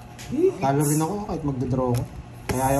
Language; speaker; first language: Filipino; native; Filipino